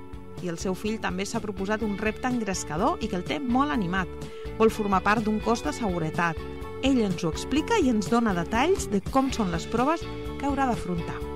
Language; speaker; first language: Catalan; native; Catalan